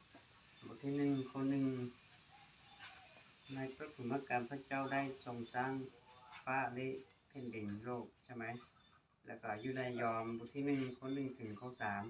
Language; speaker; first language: Thai; non-native, local second language; Hmong